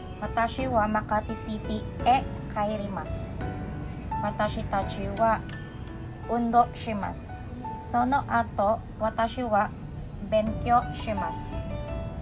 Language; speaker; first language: Japanese; non-native, learner; Filipino